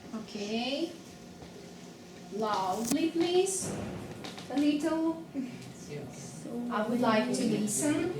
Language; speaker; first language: English; non-native, fluent; Russian